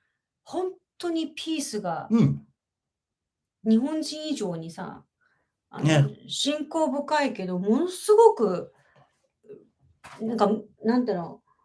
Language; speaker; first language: Japanese; native; Japanese